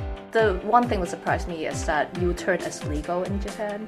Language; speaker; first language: English; native; English